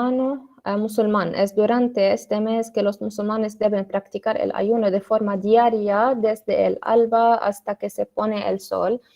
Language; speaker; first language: Spanish; non-native, learner; Arabic